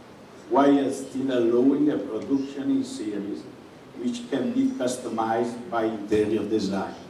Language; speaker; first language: English; non-native, fluent; Italian